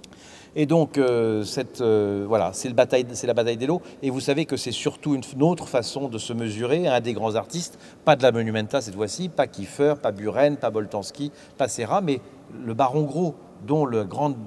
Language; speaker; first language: French; native; French